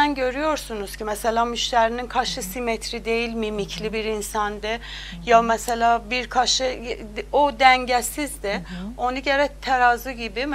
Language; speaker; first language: Turkish; non-native, learner; Azerbaijani